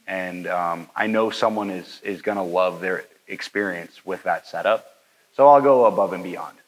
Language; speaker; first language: English; native; English